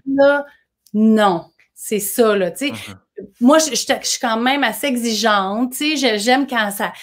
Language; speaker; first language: French; native; French